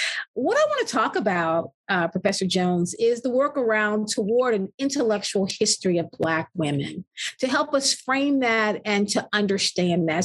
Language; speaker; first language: English; native; English